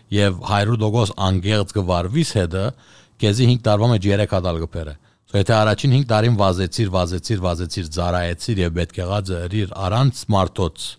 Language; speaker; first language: Armenian; early bilingual, heritage; Armenian